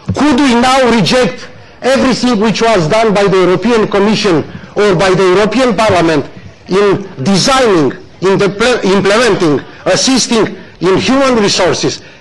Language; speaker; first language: English; non-native, fluent; Romanian